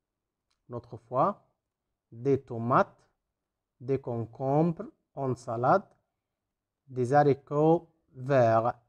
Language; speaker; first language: French; non-native, fluent; Arabic